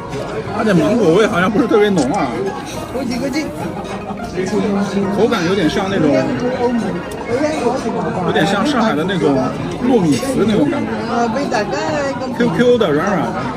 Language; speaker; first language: Chinese; native; Chinese